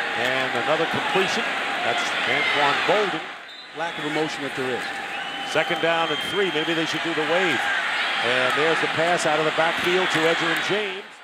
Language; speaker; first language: English; native; English